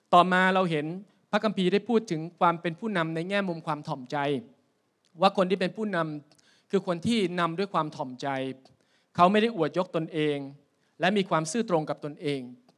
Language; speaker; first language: Thai; native; Thai